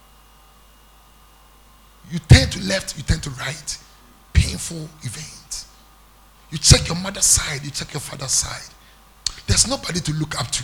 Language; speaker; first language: English; non-native, local second language; Akan